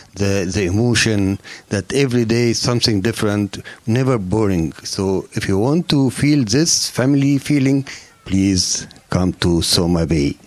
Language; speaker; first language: English; non-native, learner; Arabic